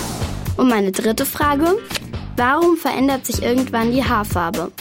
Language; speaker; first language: German; native; German